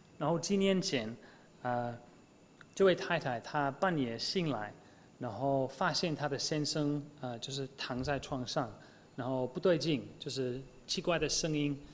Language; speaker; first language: Chinese; non-native, fluent; English